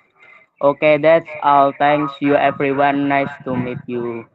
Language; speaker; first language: English; non-native, learner; Indonesian